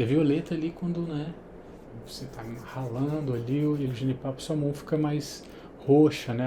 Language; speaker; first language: Portuguese; native; Portuguese